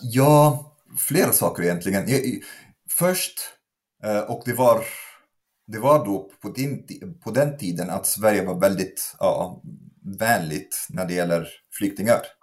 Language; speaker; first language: Swedish; non-native, fluent; Arabic